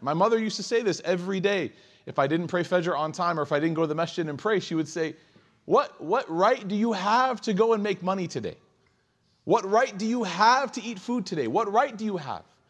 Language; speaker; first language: English; native; English